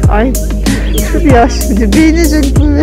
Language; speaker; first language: Turkish; non-native, fluent; Russian